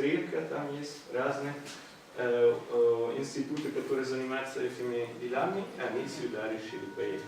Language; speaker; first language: Russian; non-native, fluent; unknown